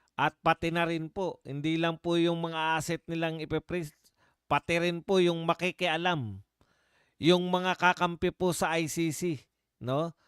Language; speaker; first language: Filipino; native; Filipino